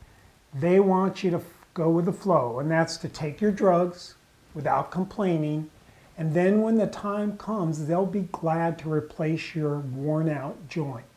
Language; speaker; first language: English; native; English